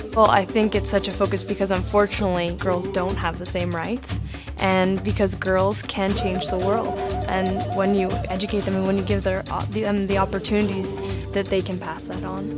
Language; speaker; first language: English; native; English